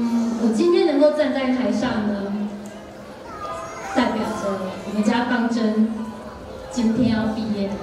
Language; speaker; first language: Chinese; native; Chinese